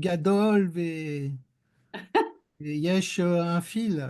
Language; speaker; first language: Hebrew; non-native, learner; French